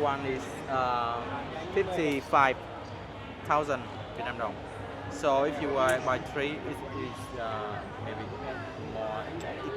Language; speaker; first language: English; non-native, learner; Vietnamese